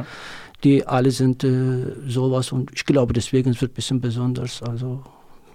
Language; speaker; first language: German; non-native, learner; Kurdish